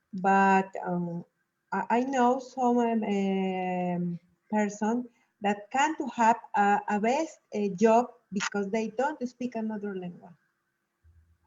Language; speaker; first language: English; non-native, learner; Spanish